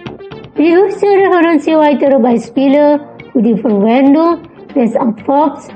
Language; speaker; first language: German; non-native, fluent; Indonesian